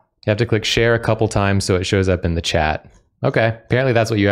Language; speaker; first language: English; native; English